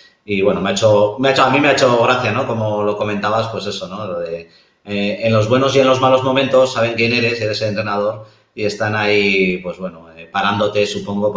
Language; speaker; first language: Spanish; native; Spanish